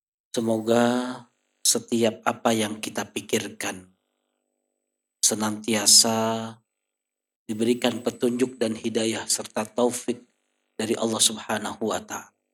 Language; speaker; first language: Indonesian; non-native, fluent; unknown